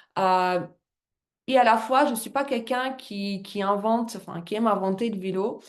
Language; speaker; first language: French; non-native, fluent; Russian